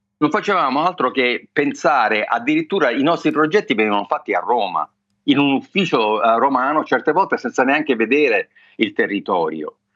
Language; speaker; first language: Italian; native; Italian